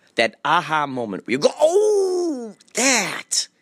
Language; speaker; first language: English; native; English